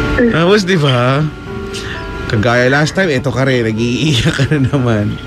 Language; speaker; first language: Filipino; native; Filipino